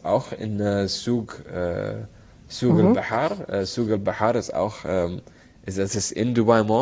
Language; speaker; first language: German; non-native, learner; Arabic